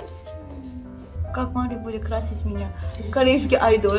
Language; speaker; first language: Russian; non-native, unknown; Korean